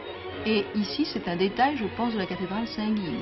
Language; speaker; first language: French; native; French